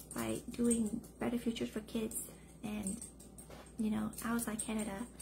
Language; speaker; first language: English; early bilingual, other home language; Vietnamese